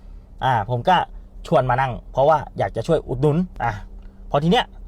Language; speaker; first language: Thai; native; Thai